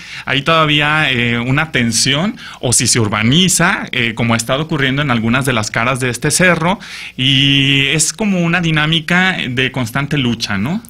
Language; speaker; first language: Spanish; native; Spanish